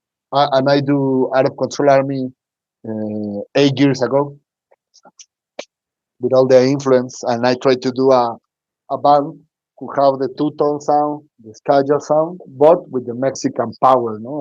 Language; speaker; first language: English; non-native, learner; Spanish